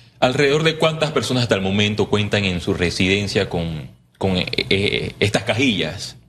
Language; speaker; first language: Spanish; native; Spanish